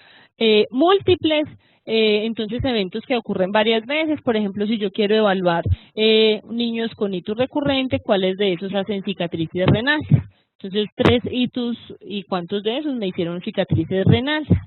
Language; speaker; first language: Spanish; native; Spanish